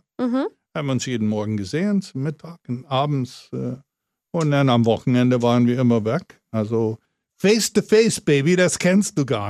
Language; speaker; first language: German; non-native, fluent; English